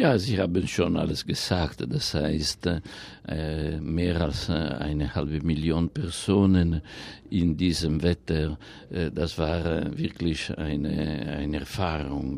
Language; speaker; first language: German; non-native, fluent; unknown